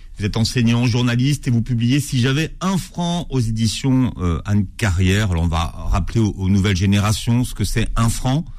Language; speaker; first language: French; native; French